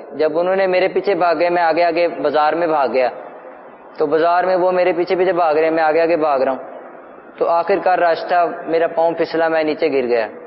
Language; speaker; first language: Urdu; non-native, local second language; Punjabi